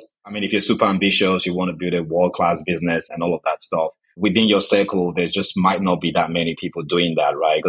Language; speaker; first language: English; non-native, local second language; Yoruba